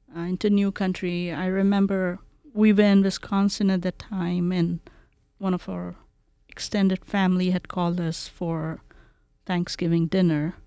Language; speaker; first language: English; non-native, local second language; Bangla